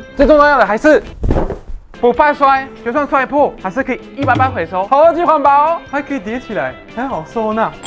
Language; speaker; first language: Chinese; non-native, fluent; French